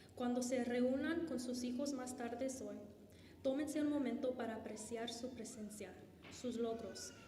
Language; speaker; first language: Spanish; early bilingual, heritage; Spanish